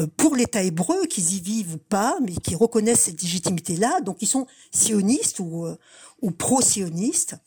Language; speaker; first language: French; native; French